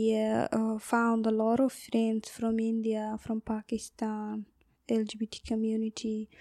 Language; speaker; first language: English; non-native, learner; Persian